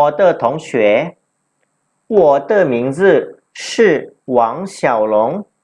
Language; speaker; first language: Chinese; non-native, local second language; Malay